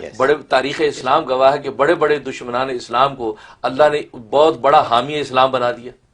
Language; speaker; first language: Urdu; native; Urdu